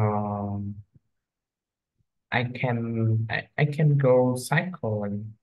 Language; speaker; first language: English; non-native, learner; Vietnamese